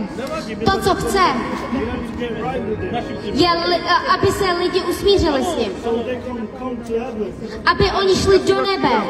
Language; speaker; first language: Czech; non-native, fluent; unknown